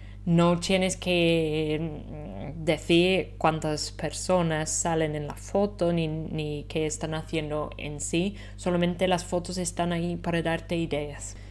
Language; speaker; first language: Spanish; non-native, fluent; English